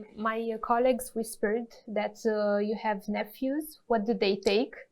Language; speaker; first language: English; non-native, fluent; Romanian